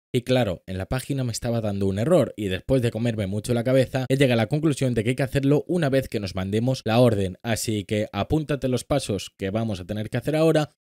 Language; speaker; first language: Spanish; native; Spanish